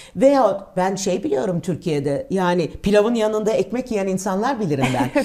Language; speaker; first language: Turkish; native; Turkish